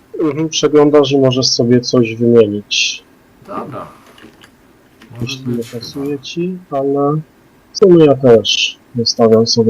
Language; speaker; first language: Polish; native; Polish